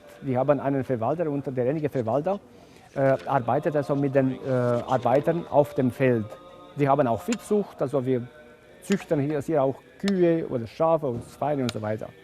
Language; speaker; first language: German; non-native, fluent; Romanian